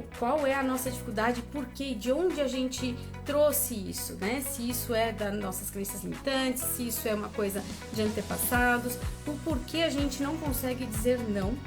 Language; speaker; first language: Portuguese; early bilingual, other home language; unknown